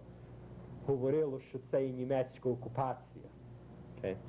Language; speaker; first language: Ukrainian; early bilingual, heritage; Ukrainian